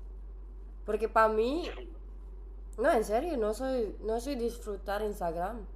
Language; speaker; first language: Spanish; non-native, learner; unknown